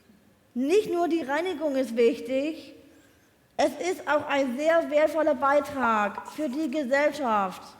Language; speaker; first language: German; non-native, learner; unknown